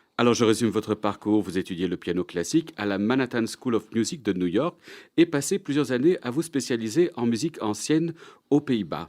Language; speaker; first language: French; native; French